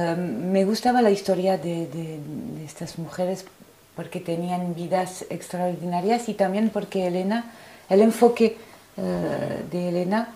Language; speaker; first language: Spanish; non-native, fluent; French